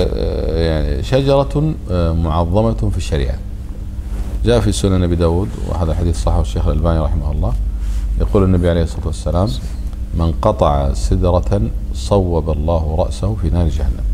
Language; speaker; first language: Arabic; native; Arabic